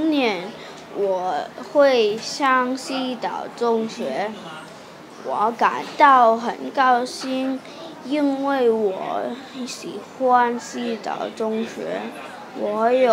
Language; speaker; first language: Chinese; non-native, local second language; Cantonese